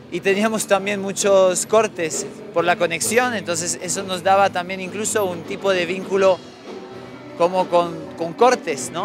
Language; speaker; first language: Spanish; non-native, fluent; French